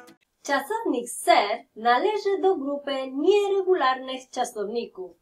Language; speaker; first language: Polish; non-native, fluent; Spanish